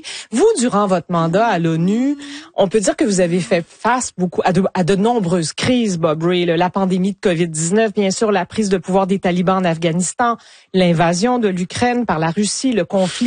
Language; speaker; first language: French; native; French